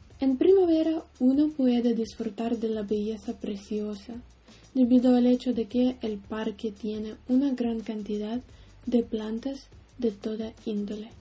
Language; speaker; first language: Spanish; non-native, fluent; Ukrainian